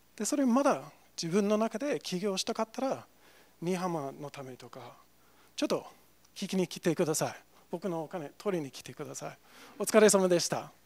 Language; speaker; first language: Japanese; non-native, fluent; English